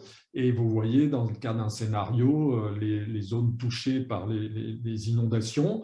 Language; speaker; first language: French; native; French